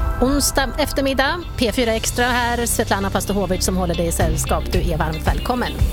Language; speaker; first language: Swedish; early bilingual, other home language; Bosnian